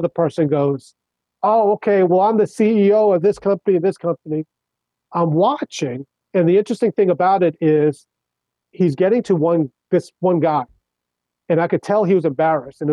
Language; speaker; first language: English; native; English